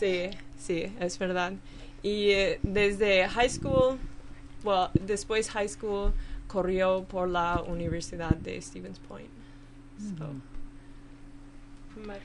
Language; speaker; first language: Spanish; non-native, learner; English